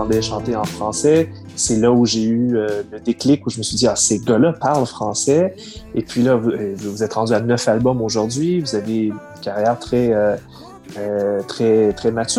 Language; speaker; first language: French; native; French